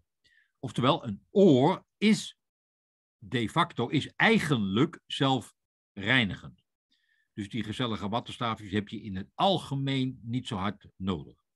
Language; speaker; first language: Dutch; native; Dutch